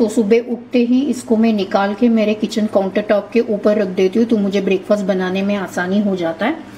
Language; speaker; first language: Hindi; non-native, local second language; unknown